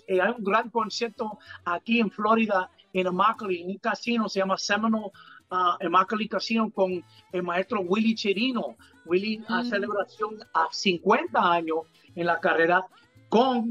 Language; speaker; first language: Spanish; early bilingual, heritage; English